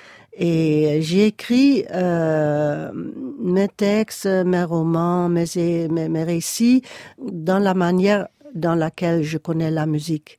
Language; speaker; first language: French; non-native, fluent; Dutch